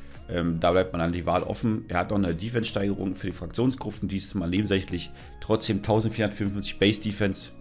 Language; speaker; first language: German; native; German